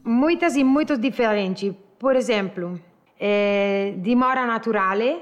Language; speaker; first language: Portuguese; non-native, learner; Italian